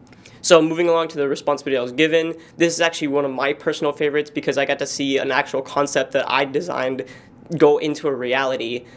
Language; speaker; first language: English; native; English